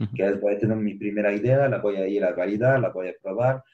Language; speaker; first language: Spanish; non-native, fluent; French